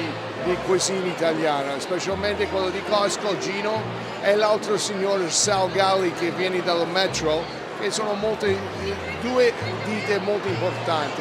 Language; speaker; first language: Italian; early bilingual, heritage; Italian